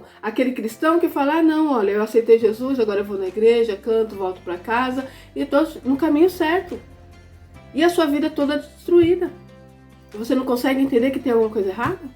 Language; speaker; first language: Portuguese; native; Portuguese